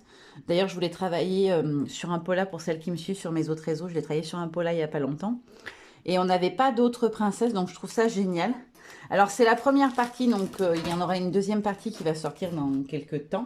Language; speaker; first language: French; native; French